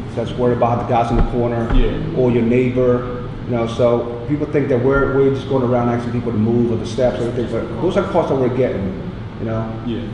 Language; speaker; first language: English; native; English